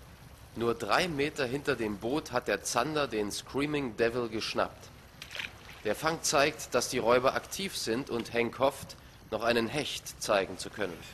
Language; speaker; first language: German; native; German